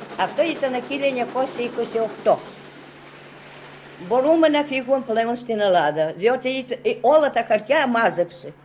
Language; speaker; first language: Greek; early bilingual, heritage; Greek